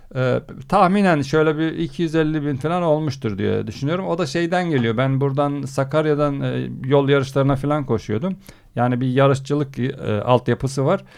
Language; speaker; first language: Turkish; early bilingual, heritage; Turkish